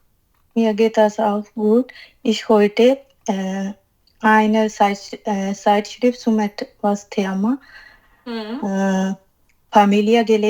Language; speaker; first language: German; non-native, learner; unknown